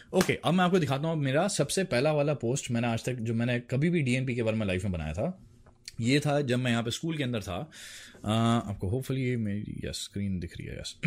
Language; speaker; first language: Hindi; native; Hindi